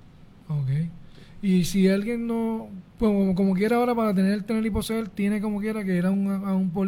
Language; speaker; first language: Spanish; native; Spanish